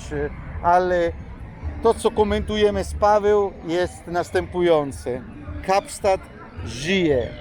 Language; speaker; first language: Polish; non-native, learner; Italian